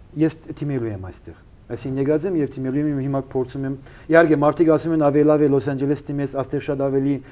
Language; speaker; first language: Armenian; early bilingual, heritage; Armenian